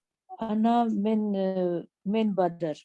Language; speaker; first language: Arabic; non-native, learner; Urdu